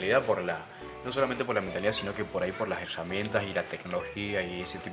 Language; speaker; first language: Spanish; native; Spanish